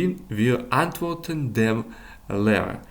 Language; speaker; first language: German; non-native, fluent; Ukrainian